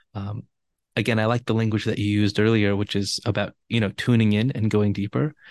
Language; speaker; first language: English; native; English